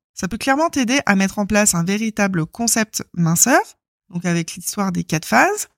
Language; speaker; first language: French; native; French